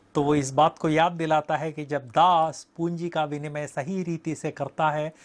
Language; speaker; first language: Hindi; native; Hindi